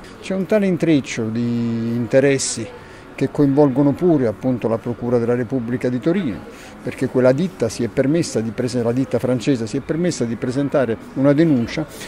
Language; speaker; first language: Italian; native; Italian